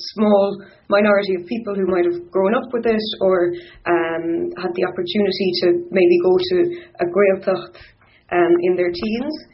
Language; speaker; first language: English; non-native, local second language; Irish